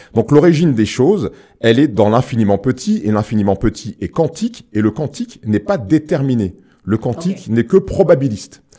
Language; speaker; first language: French; native; French